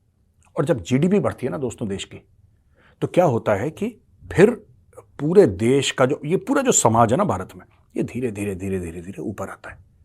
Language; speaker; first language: Hindi; native; Hindi